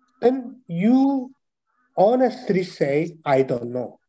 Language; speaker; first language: English; non-native, learner; Chinese